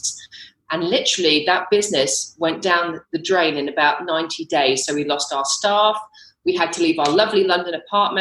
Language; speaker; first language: English; native; English